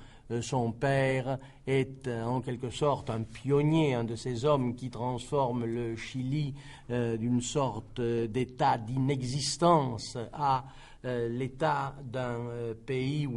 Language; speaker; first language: French; native; French